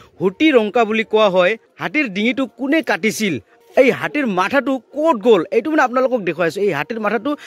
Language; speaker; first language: Assamese; non-native, local second language; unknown